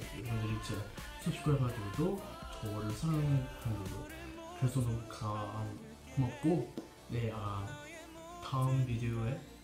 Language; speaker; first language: Korean; non-native, fluent; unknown